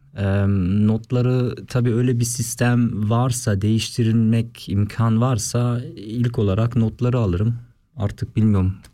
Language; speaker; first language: Turkish; early bilingual, heritage; Turkish